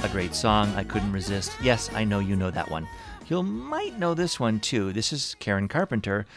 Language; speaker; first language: English; native; English